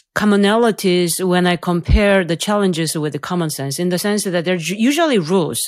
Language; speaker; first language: English; non-native, fluent; Korean